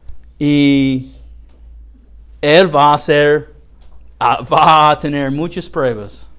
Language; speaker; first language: Spanish; non-native, learner; English